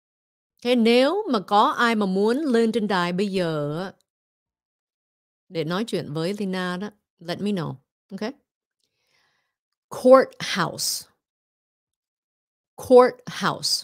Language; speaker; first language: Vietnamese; early bilingual, heritage; Vietnamese